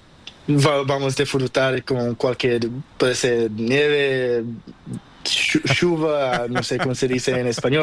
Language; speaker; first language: Spanish; non-native, learner; Portuguese